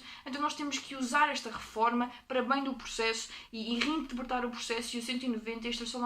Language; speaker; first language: Portuguese; native; Portuguese